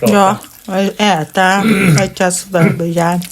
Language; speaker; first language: Swedish; non-native, learner; Thai